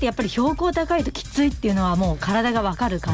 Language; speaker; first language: Japanese; native; Japanese